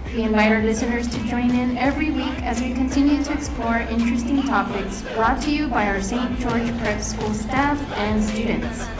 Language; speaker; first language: English; native; English